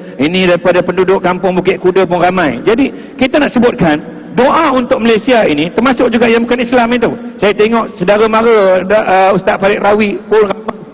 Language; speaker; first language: Malay; native; Malay